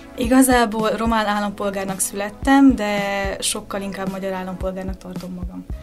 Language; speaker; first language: Hungarian; native; Hungarian